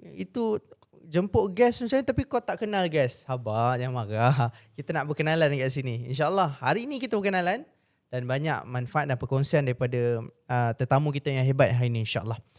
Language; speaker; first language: Malay; native; Malay